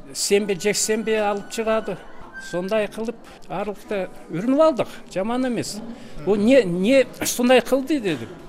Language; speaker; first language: Kazakh; non-native, local second language; Russian